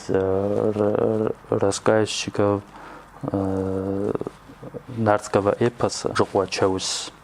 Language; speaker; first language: Russian; non-native, local second language; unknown